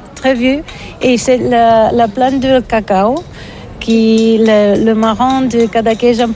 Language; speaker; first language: French; non-native, learner; Catalan